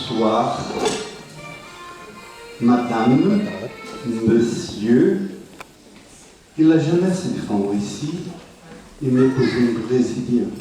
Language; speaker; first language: French; non-native, fluent; Portuguese